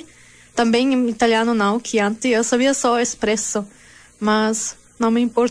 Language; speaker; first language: Portuguese; non-native, learner; German